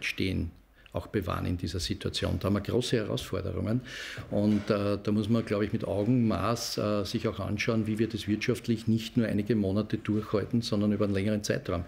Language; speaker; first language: German; native; German